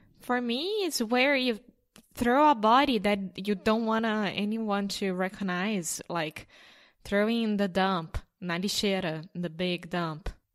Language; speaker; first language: English; non-native, fluent; Portuguese